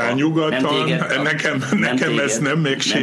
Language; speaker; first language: Hungarian; non-native, fluent; German